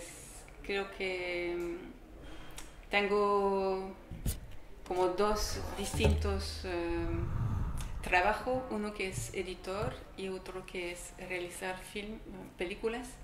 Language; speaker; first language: Spanish; non-native, learner; French